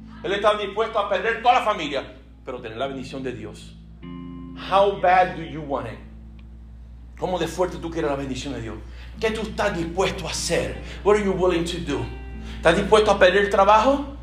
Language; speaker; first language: Spanish; early bilingual, heritage; Spanish